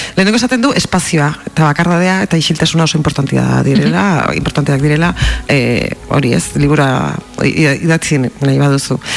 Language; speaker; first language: Basque; non-native, local second language; Spanish